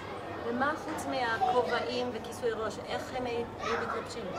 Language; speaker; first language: Hebrew; native; Hebrew